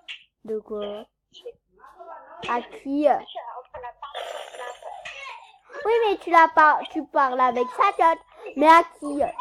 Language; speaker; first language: French; native; French